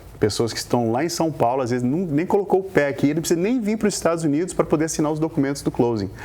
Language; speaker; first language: Portuguese; native; Portuguese